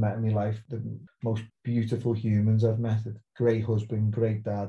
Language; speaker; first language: English; native; English